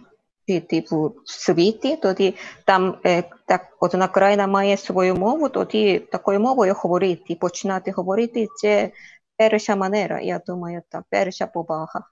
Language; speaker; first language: Ukrainian; non-native, learner; Korean